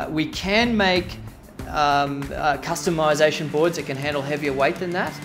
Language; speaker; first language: English; native; English